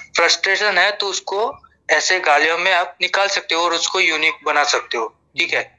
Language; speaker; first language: Hindi; non-native, local second language; Gujarati